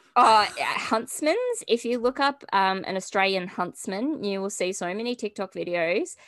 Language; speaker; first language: English; native; English